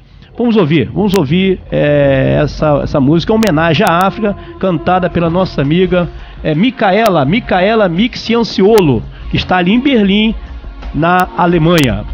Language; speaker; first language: Portuguese; native; Portuguese